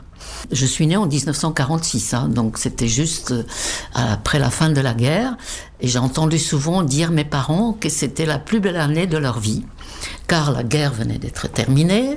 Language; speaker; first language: French; non-native, fluent; Czech